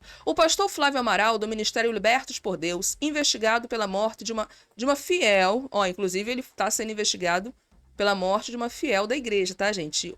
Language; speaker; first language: Portuguese; native; Portuguese